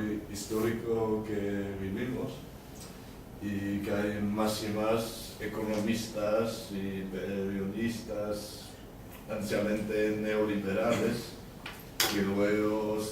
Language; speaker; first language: Spanish; non-native, learner; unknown